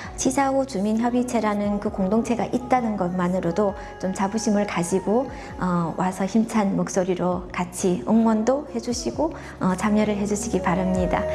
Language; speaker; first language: Korean; non-native, fluent; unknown